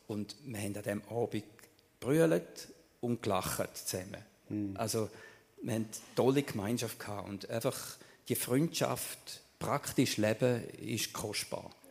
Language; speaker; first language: German; native; German